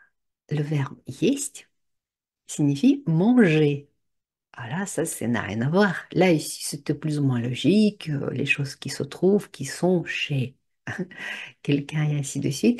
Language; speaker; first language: French; non-native, fluent; Russian